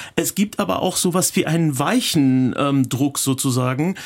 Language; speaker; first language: German; early bilingual, other home language; Turkish